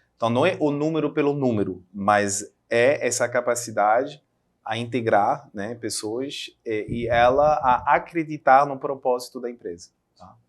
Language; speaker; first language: Portuguese; non-native, fluent; French